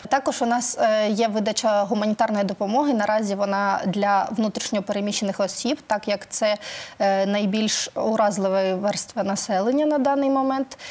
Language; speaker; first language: Ukrainian; native; Ukrainian